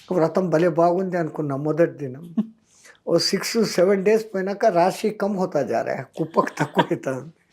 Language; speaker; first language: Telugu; non-native, fluent; Hindi